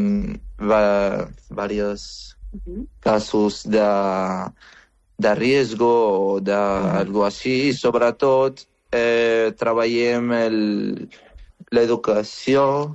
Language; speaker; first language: Catalan; non-native, fluent; Arabic